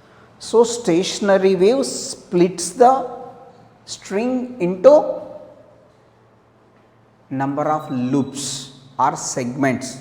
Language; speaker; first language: English; non-native, local second language; Telugu